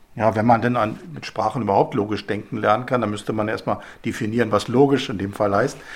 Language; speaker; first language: German; native; German